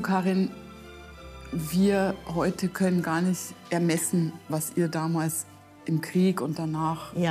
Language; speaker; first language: German; native; German